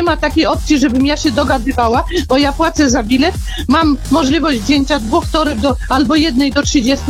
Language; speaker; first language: Polish; native; Polish